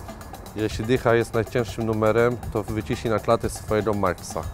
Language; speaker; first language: Polish; native; Polish